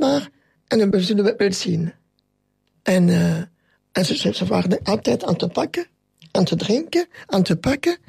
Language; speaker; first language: Dutch; non-native, local second language; French